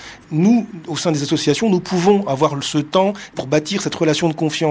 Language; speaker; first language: French; native; French